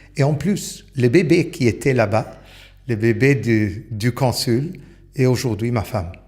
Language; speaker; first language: French; non-native, fluent; Portuguese